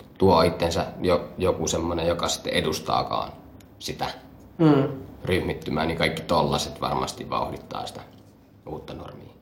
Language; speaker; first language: Finnish; early bilingual, other home language; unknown